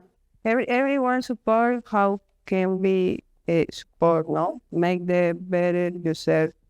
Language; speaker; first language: English; non-native, learner; Spanish